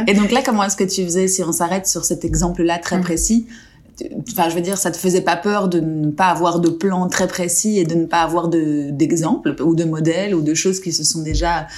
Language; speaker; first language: French; native; French